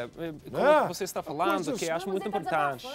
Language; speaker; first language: Portuguese; non-native, fluent; English